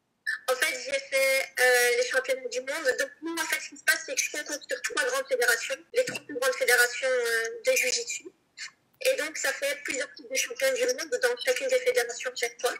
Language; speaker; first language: French; native; French